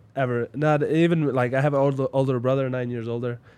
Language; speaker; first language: English; non-native, fluent; Slovenian